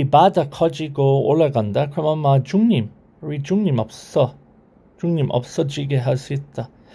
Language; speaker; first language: Korean; non-native, learner; English